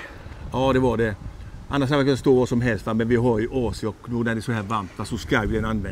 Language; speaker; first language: Swedish; native; Swedish